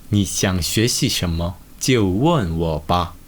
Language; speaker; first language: Chinese; non-native, fluent; Korean